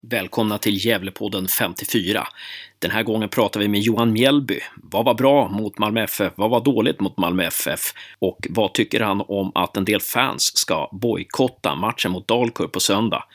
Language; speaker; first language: Swedish; native; Swedish